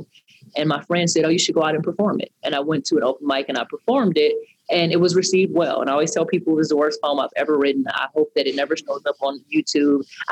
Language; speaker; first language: English; native; English